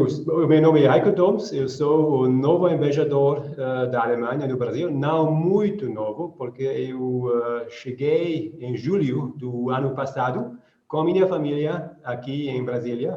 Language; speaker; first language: Portuguese; non-native, learner; German